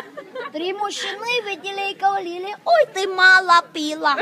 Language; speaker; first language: Russian; non-native, learner; Chinese